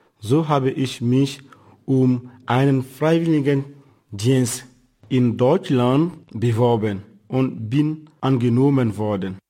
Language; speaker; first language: German; non-native, fluent; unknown